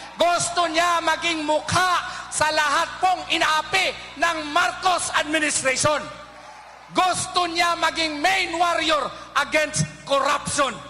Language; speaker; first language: Filipino; non-native, local second language; Cebuano